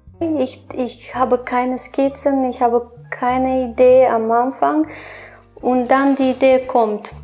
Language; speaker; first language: German; non-native, fluent; Romanian